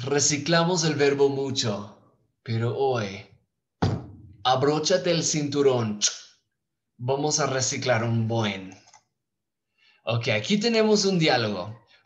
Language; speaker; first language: Spanish; native; Spanish